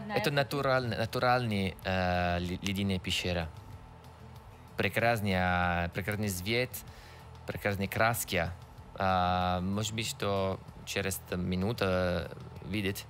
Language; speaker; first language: Russian; non-native, learner; Italian